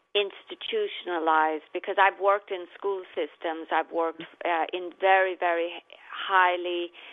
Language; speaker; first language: English; native; English